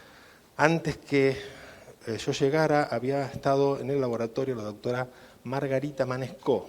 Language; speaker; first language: Spanish; native; Spanish